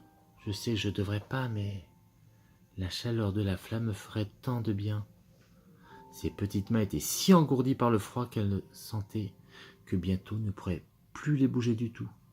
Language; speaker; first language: French; native; French